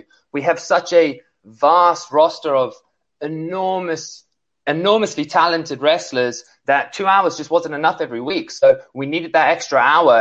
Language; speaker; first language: English; native; English